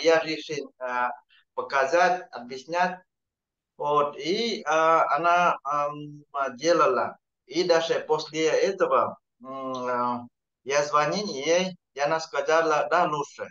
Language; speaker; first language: Russian; non-native, fluent; Vietnamese